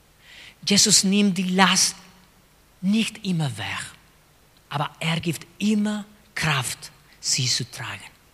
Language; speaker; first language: German; non-native, fluent; Spanish